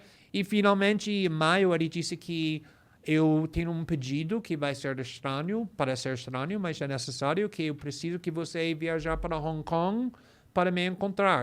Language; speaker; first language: Portuguese; non-native, fluent; English